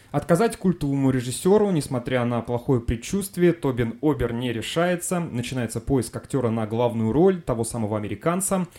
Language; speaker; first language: Russian; native; Russian